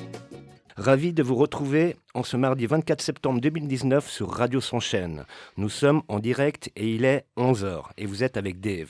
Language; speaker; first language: French; native; French